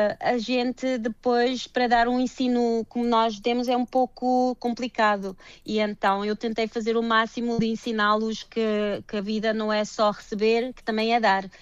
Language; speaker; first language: Portuguese; early bilingual, heritage; Portuguese